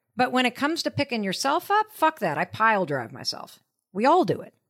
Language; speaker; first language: English; native; English